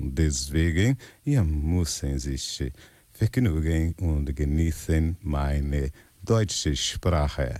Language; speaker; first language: German; non-native, learner; Portuguese